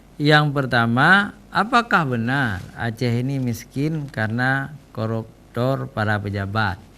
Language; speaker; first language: Malay; non-native, local second language; Achinese